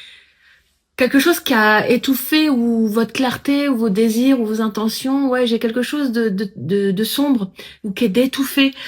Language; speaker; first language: French; native; French